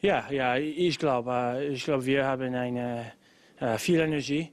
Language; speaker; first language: German; non-native, learner; English